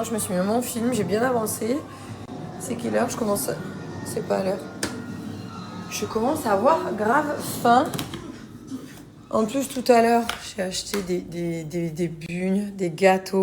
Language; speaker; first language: French; native; French